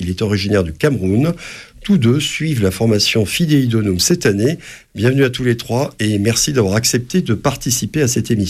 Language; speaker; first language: French; native; French